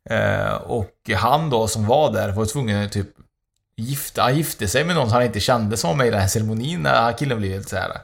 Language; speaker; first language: Swedish; early bilingual, other home language; Spanish